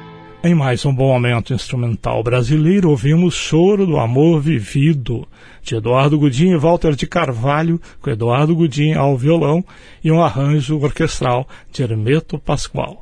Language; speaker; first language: Portuguese; native; Portuguese